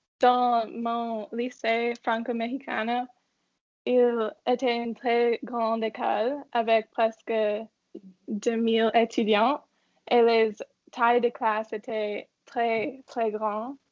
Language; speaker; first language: French; non-native, learner; English